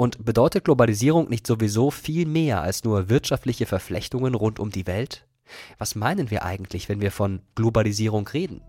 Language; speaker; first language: German; native; German